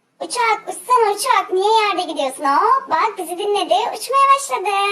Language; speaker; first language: Turkish; native; Turkish